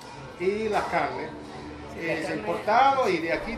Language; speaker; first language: Spanish; non-native, learner; English